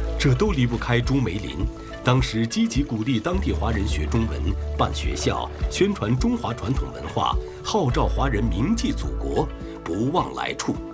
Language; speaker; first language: Chinese; native; Chinese